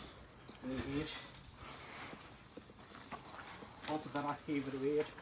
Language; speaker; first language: Dutch; non-native, learner; Arabic